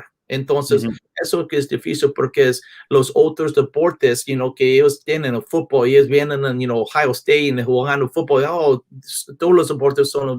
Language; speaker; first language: Spanish; non-native, learner; English